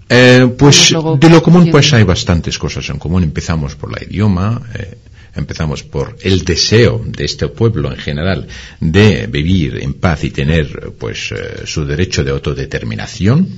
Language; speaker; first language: Spanish; non-native, fluent; Kurdish